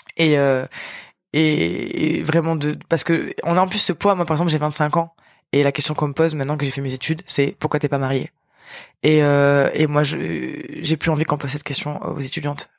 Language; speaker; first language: French; early bilingual, other home language; Arabic